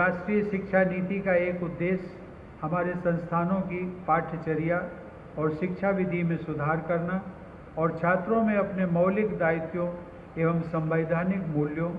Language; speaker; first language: Hindi; native; Hindi